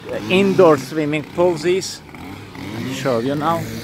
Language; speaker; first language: English; non-native, learner; Russian